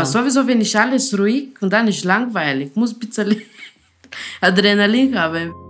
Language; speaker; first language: German; non-native, learner; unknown